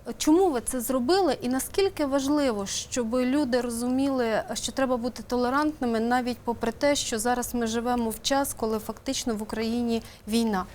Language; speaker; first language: Ukrainian; native; Ukrainian